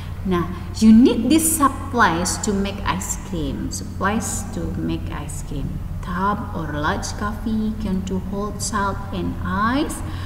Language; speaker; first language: English; non-native, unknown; Indonesian